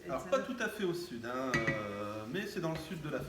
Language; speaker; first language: French; native; French